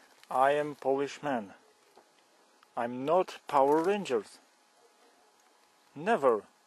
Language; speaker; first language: English; non-native, learner; Polish